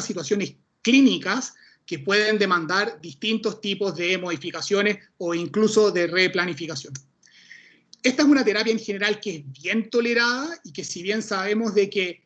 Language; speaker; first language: Spanish; native; Spanish